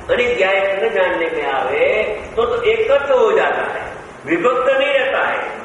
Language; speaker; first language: Hindi; non-native, local second language; Gujarati